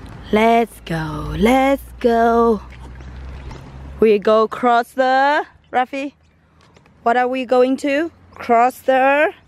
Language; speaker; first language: English; non-native, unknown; Vietnamese